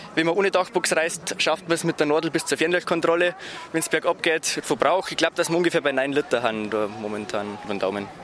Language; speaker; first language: German; native; German